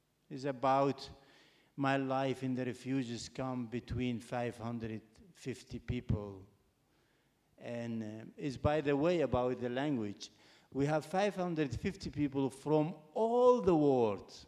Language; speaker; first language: English; non-native, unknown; Arabic